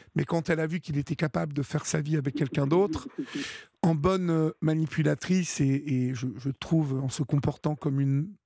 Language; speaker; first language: French; native; French